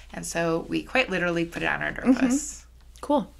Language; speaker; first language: English; native; English